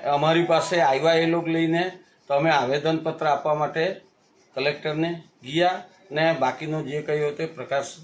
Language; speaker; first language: Gujarati; non-native, local second language; Hindi